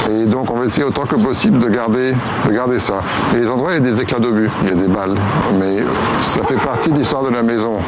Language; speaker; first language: French; non-native, local second language; Arabic